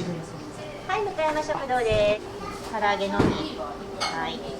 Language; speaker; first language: Japanese; native; Japanese